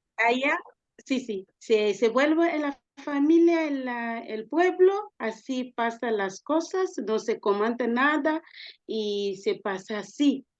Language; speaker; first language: Spanish; non-native, learner; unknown